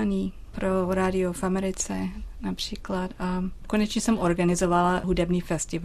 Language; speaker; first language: Czech; non-native, fluent; English